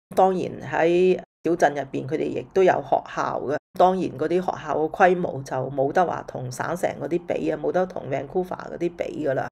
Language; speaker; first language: Cantonese; early bilingual, heritage; Cantonese